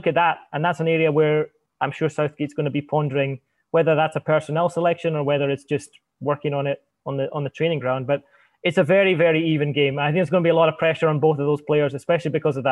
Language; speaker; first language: English; native; English